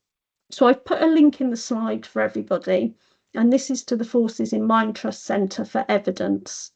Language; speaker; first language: English; native; English